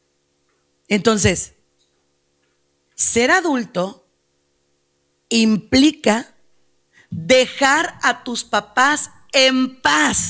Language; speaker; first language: Spanish; native; Spanish